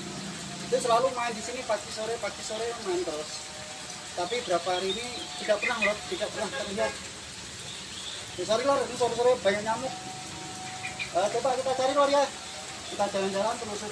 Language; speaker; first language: Indonesian; non-native, local second language; Javanese